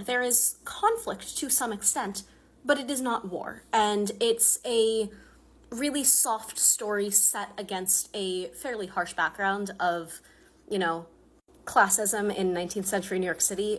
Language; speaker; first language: English; native; English